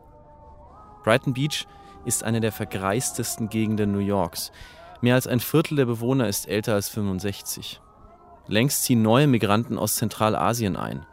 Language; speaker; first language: German; native; German